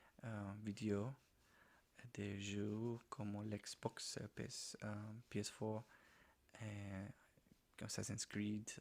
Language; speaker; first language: French; non-native, learner; Spanish